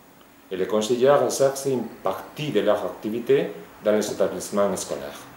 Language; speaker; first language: French; non-native, fluent; Spanish